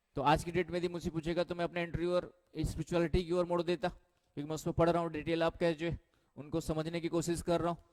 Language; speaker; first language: Hindi; native; Hindi